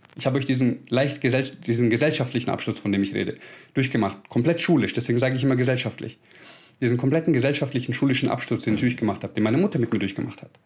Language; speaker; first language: German; early bilingual, other home language; Croatian